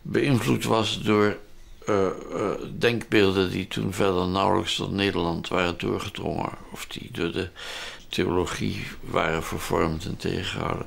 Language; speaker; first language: Dutch; native; Dutch